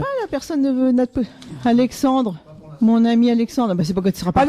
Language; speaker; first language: French; native; French